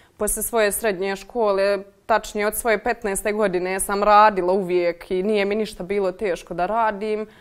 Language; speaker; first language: Croatian; native; Croatian